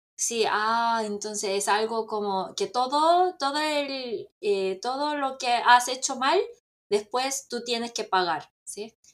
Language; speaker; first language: Spanish; non-native, fluent; Korean